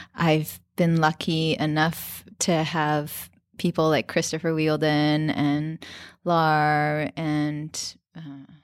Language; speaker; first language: English; native; English